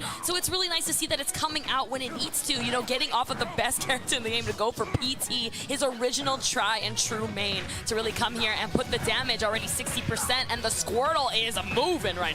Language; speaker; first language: English; native; English